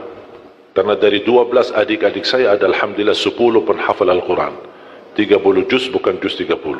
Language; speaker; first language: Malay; non-native, fluent; Arabic